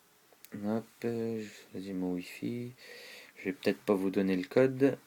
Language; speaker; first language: French; native; French